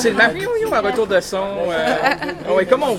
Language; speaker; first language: French; native; French